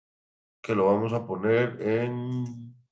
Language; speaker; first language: Spanish; native; Spanish